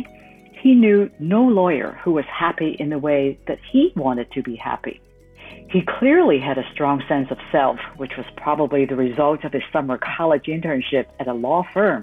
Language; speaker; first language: English; non-native, local second language; Cantonese